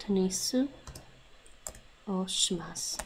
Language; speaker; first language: Japanese; non-native, learner; English